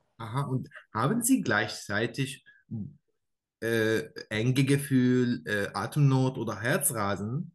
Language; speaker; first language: German; non-native, learner; Arabic